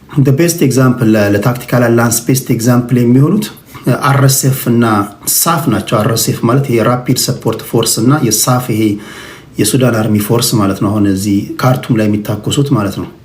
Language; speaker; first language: Amharic; native; Amharic